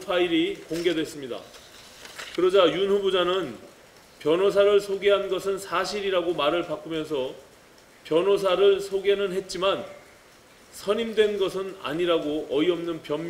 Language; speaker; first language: Korean; native; Korean